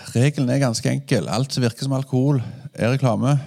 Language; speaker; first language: Norwegian; native; Norwegian